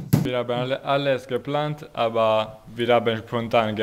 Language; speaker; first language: German; non-native, learner; Italian